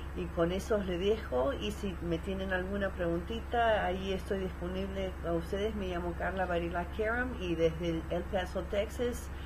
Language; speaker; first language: Spanish; early bilingual, heritage; Spanish